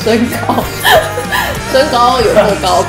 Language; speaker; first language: Chinese; native; Chinese